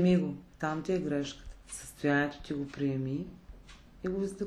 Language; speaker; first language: Bulgarian; native; Bulgarian